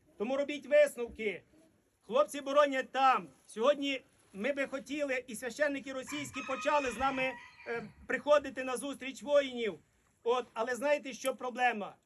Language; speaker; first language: Ukrainian; native; Ukrainian